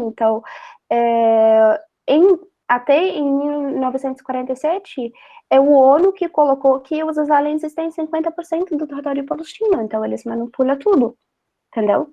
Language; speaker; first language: Portuguese; non-native, fluent; Arabic